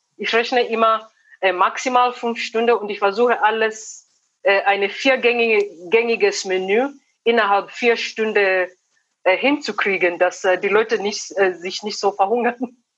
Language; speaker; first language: German; non-native, fluent; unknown